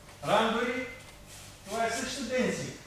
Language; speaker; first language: Bulgarian; non-native, learner; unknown